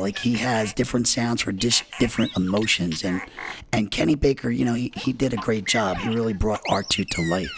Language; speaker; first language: English; native; English